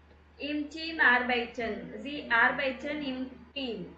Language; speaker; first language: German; non-native, learner; Tamil